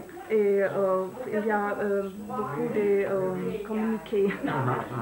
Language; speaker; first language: French; non-native, learner; German